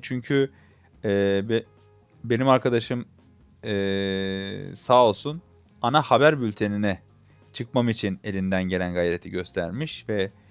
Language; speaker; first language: Turkish; native; Turkish